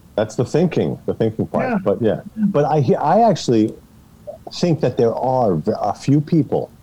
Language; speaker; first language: English; native; English